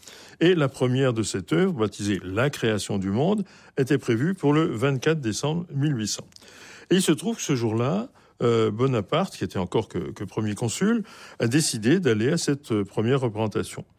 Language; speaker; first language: French; native; French